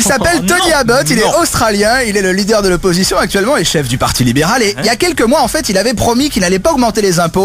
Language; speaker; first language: French; native; French